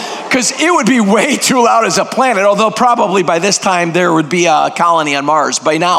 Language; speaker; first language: English; non-native, fluent; Greek